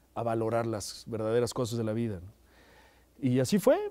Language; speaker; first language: Spanish; native; Spanish